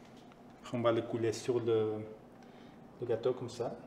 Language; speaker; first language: French; non-native, fluent; Spanish